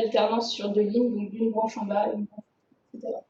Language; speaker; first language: French; native; French